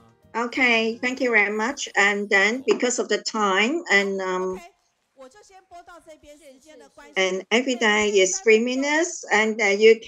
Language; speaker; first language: English; non-native, learner; Chinese